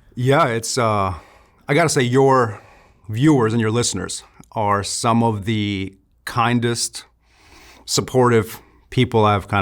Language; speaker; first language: English; native; English